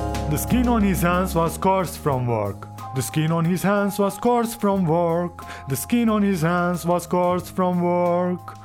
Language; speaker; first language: English; non-native, fluent; Turkish